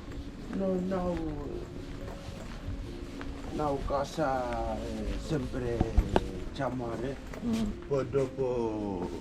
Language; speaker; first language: Italian; non-native, learner; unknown